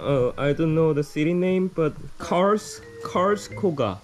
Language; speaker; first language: English; non-native, learner; Korean